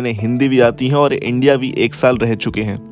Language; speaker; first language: Hindi; native; Hindi